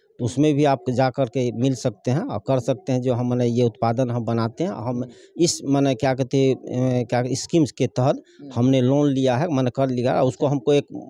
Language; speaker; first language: Hindi; native; Hindi